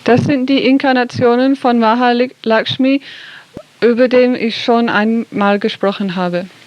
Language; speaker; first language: German; non-native, fluent; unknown